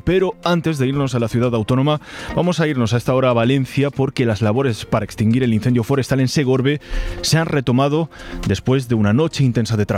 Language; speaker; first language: Spanish; native; Spanish